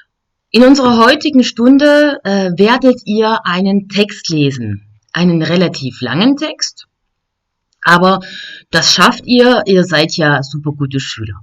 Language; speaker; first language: German; non-native, fluent; French